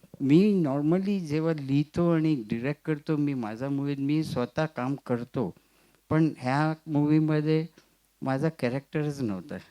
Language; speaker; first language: Marathi; non-native, local second language; Gujarati